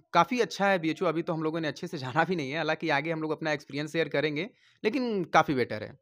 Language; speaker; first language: Hindi; native; Hindi